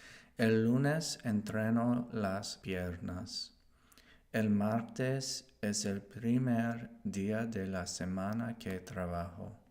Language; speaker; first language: Spanish; non-native, learner; English